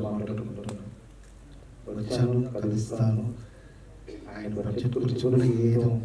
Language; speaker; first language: Telugu; non-native, learner; Tamil